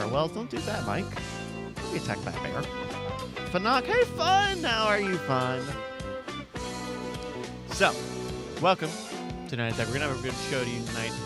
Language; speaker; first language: English; native; English